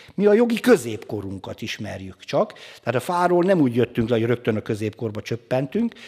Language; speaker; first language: Hungarian; native; Hungarian